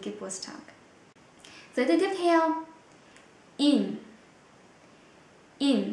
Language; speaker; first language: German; non-native, fluent; Vietnamese